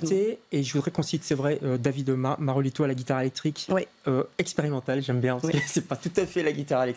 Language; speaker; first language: French; native; French